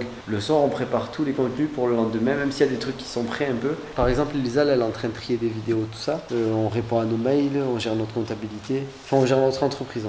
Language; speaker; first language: French; native; French